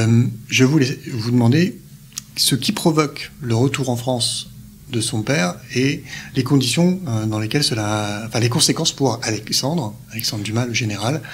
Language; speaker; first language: French; native; French